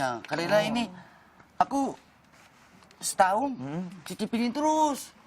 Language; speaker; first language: Indonesian; non-native, fluent; Japanese